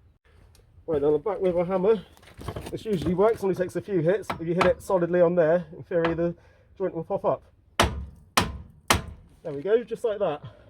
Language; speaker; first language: English; native; English